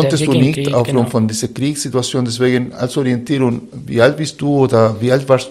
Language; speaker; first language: German; non-native, fluent; Spanish